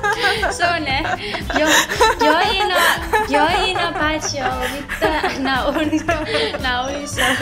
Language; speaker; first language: Japanese; non-native, learner; Burmese